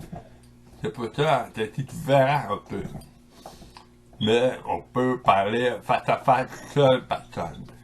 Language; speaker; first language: French; non-native, local second language; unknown